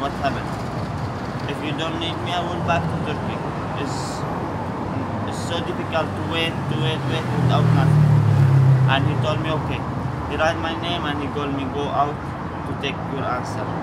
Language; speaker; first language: English; non-native, learner; Arabic